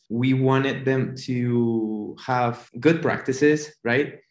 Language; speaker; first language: English; non-native, fluent; Spanish